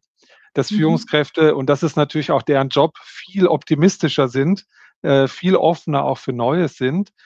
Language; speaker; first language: German; native; German